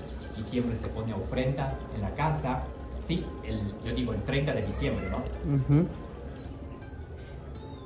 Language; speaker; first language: Spanish; non-native, fluent; Chinese